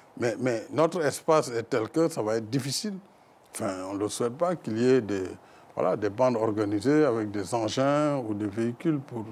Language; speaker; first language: French; non-native, local second language; Fula